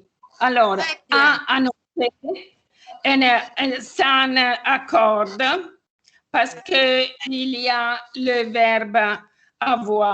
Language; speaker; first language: French; non-native, learner; Italian